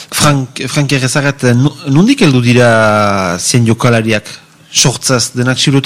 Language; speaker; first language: Basque; native; Basque